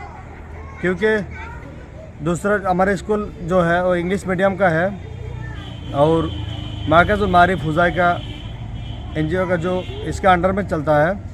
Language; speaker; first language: Hindi; non-native, local second language; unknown